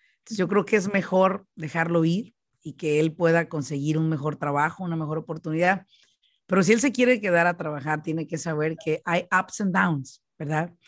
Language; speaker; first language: Spanish; native; Spanish